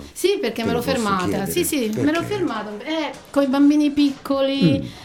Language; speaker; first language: Italian; native; Italian